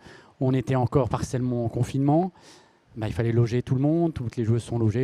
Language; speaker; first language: French; native; French